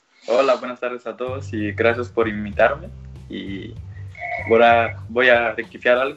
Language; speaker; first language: Spanish; early bilingual, other home language; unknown